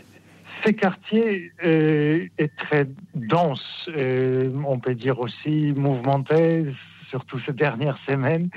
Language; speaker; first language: French; non-native, fluent; Polish